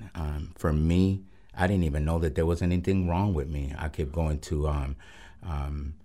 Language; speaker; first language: English; early bilingual, other home language; Spanish